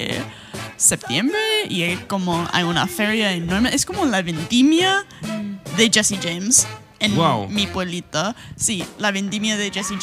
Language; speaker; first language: Spanish; non-native, fluent; English